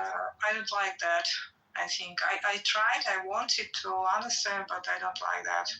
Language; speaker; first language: English; non-native, learner; Russian